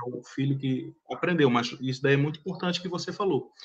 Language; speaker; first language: Portuguese; early bilingual, heritage; Portuguese